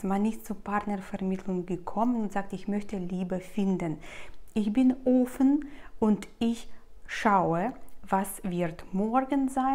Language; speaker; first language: German; non-native, fluent; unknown